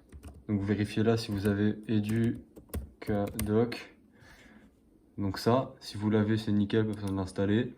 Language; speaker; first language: French; native; French